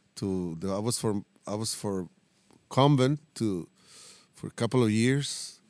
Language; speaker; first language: English; non-native, fluent; Spanish